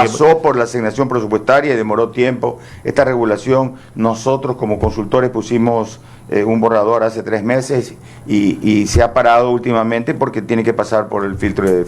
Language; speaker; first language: Spanish; native; Spanish